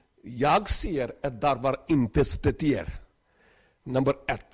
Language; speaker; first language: Swedish; non-native, learner; Urdu